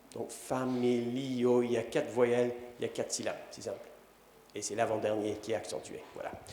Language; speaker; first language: French; non-native, fluent; English